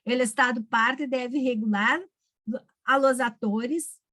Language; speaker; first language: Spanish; non-native, learner; Portuguese